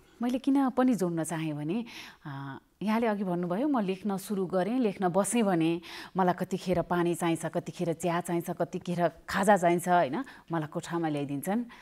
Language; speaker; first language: Nepali; native; Nepali